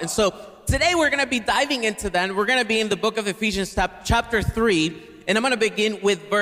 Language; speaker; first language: English; non-native, fluent; Spanish